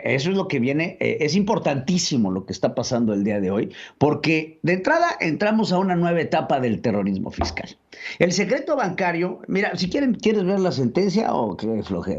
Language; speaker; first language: Spanish; native; Spanish